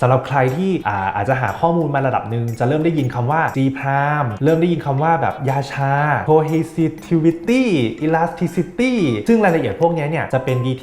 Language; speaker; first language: Thai; native; Thai